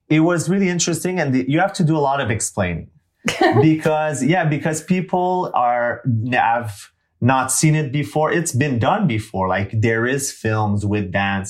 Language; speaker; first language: English; non-native, fluent; French